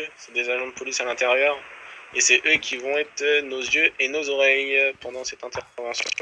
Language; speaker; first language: French; native; French